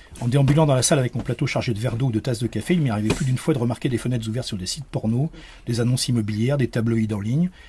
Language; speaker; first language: French; native; French